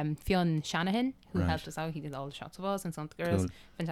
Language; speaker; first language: English; non-native, fluent; Polish